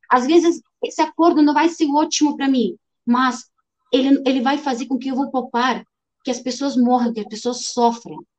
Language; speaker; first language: Portuguese; non-native, fluent; Russian